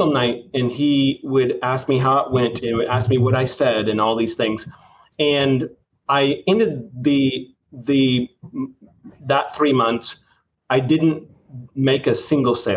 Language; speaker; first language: English; native; English